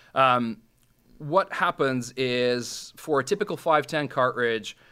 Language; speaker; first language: English; non-native, fluent; Serbian